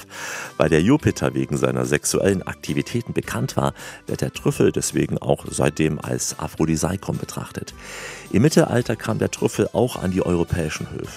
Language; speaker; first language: German; native; German